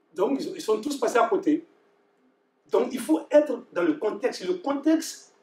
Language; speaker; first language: French; non-native, local second language; Bambara